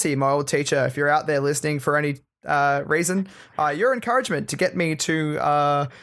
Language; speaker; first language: English; native; English